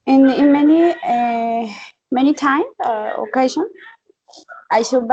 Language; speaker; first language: English; non-native, learner; Spanish